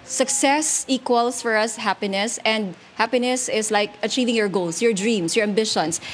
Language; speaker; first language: English; non-native, local second language; Hiligaynon